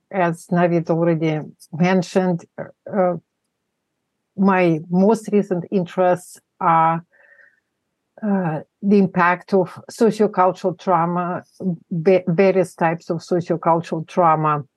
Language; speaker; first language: English; non-native, fluent; Russian